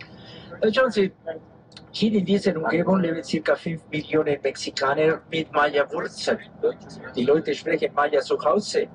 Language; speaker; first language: German; non-native, fluent; Spanish